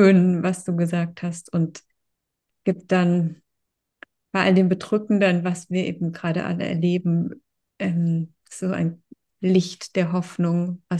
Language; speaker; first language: German; native; German